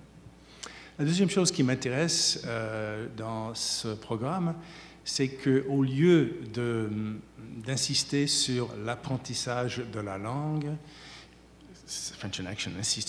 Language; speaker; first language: French; native; French